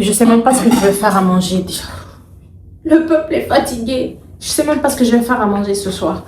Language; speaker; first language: French; native; French